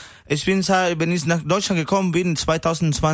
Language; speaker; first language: German; non-native, learner; Spanish